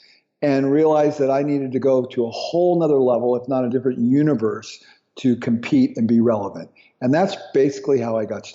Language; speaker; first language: English; native; English